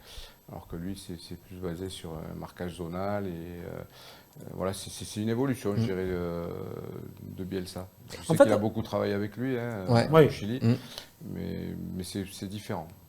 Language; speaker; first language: French; native; French